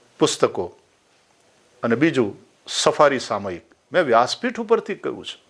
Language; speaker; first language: Gujarati; native; Gujarati